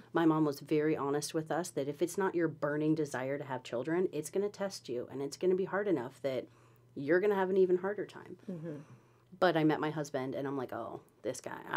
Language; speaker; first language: English; native; English